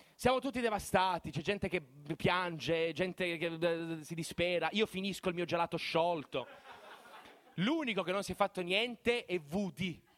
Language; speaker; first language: Italian; native; Italian